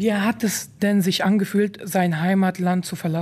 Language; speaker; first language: German; native; German